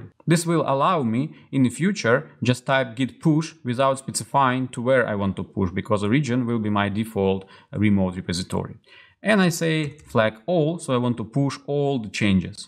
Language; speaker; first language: English; non-native, fluent; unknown